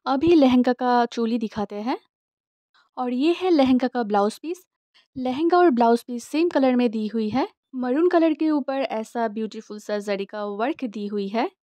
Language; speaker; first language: Hindi; non-native, local second language; Bangla